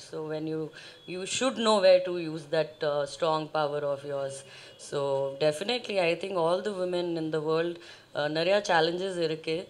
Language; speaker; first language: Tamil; non-native, fluent; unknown